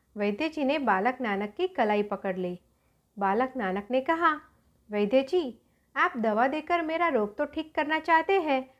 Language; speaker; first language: Hindi; non-native, local second language; Gujarati